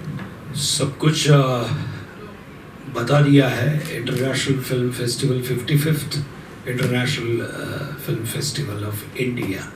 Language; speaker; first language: Hindi; native; Hindi